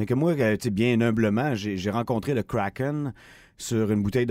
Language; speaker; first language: French; native; French